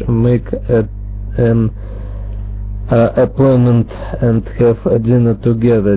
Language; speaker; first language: English; non-native, learner; Russian